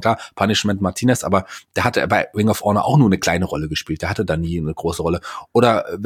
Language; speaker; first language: German; native; German